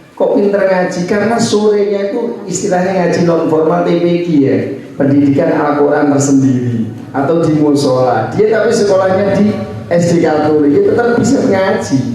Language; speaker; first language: Indonesian; non-native, local second language; Javanese